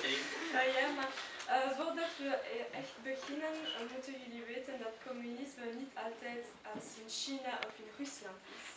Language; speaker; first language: Dutch; non-native, learner; French